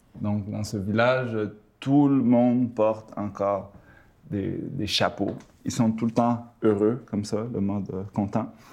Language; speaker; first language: French; early bilingual, other home language; Spanish